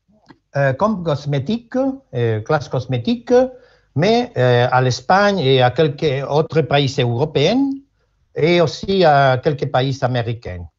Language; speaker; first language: French; non-native, learner; Spanish